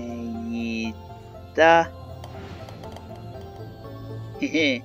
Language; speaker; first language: Japanese; non-native, learner; English